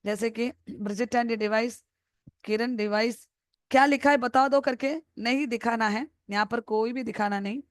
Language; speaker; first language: Hindi; non-native, local second language; Malayalam